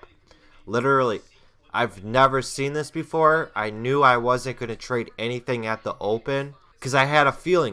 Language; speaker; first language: English; native; English